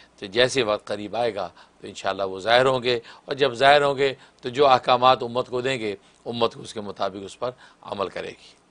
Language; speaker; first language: Urdu; native; Urdu